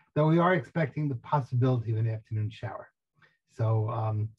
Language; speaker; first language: English; native; English